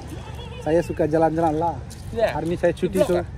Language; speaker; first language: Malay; non-native, learner; Bangla